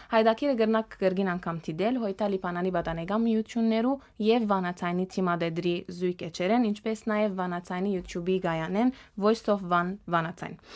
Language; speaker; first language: Armenian; early bilingual, heritage; Armenian